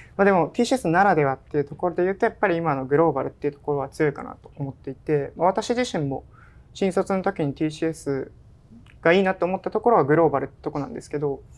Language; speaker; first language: Japanese; native; Japanese